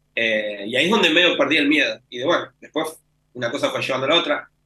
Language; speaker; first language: Spanish; native; Spanish